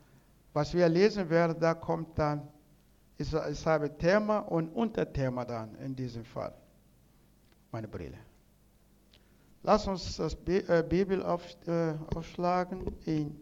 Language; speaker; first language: German; non-native, learner; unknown